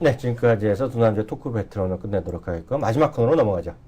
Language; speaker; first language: Korean; native; Korean